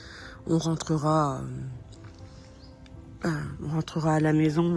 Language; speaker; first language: French; native; French